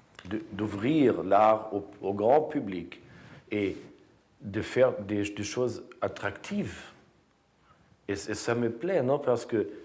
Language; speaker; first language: French; non-native, fluent; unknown